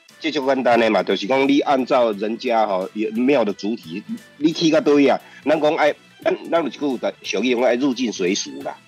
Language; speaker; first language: Chinese; native; Chinese